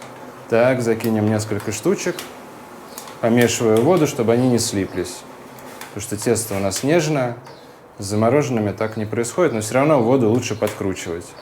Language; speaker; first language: Russian; native; Russian